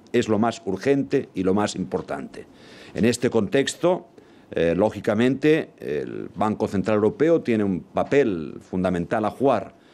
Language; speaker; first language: Spanish; non-native, local second language; Catalan